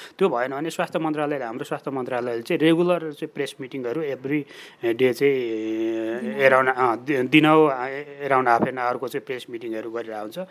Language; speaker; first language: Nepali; native; Nepali